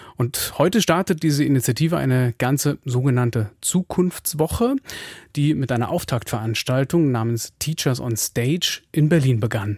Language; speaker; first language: German; native; German